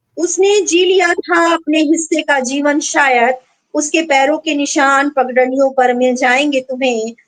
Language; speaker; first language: Hindi; non-native, local second language; Bangla